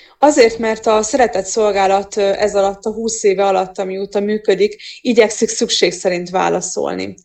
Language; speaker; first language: Hungarian; native; Hungarian